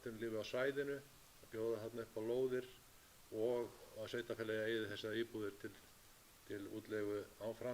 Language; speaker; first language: Icelandic; native; Icelandic